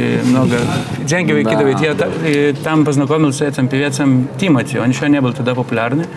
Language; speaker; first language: Russian; non-native, fluent; Lithuanian